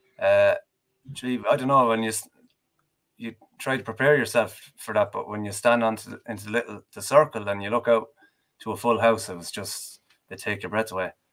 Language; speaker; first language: English; native; English